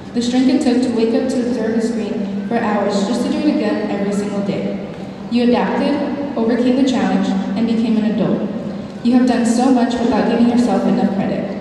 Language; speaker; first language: English; early bilingual, other home language; Spanish